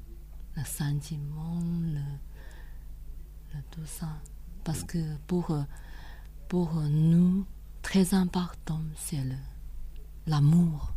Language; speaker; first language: French; non-native, learner; Chinese